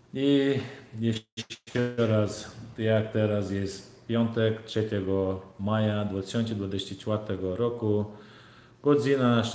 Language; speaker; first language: Polish; non-native, learner; Turkmen